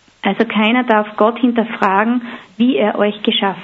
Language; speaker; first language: German; native; German